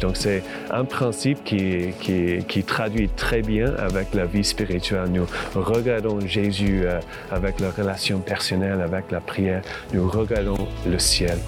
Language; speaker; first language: French; non-native, fluent; English